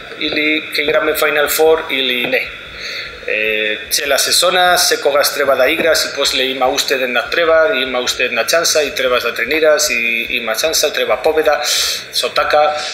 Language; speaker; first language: Macedonian; non-native, learner; Spanish